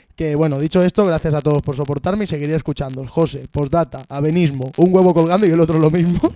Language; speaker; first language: Spanish; non-native, local second language; Catalan